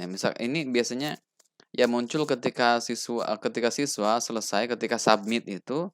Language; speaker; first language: Indonesian; native; Indonesian